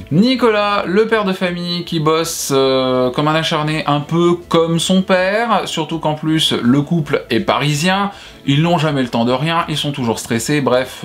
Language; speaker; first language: French; native; French